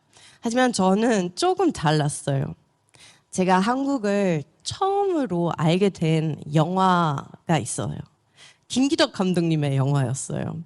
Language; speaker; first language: Korean; non-native, fluent; German